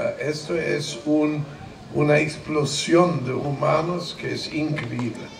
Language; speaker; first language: Spanish; non-native, fluent; German